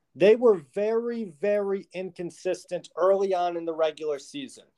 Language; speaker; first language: English; native; English